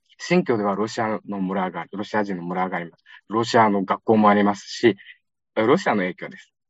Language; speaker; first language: Japanese; non-native, fluent; Uyghur